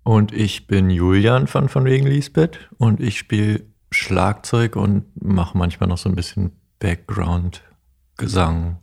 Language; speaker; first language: German; native; German